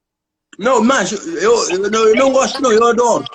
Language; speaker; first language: Portuguese; non-native, learner; Kabuverdianu